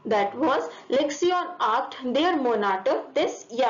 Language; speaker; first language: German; non-native, fluent; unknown